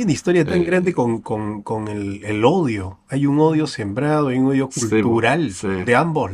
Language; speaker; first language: Spanish; native; Spanish